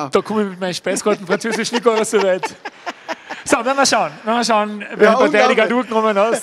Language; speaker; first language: German; native; German